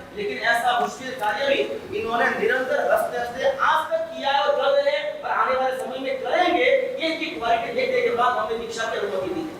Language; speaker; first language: Hindi; native; Hindi